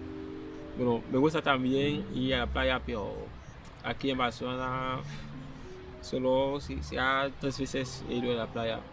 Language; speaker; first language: Spanish; non-native, fluent; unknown